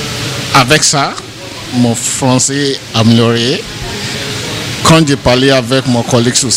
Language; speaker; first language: French; non-native, learner; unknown